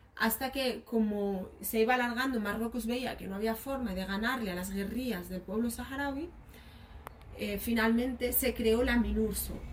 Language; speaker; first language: Spanish; early bilingual, other home language; Arabic